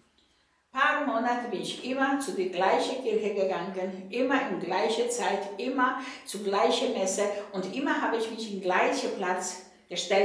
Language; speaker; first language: German; non-native, fluent; Polish